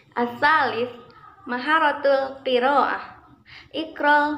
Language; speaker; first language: Arabic; non-native, learner; Indonesian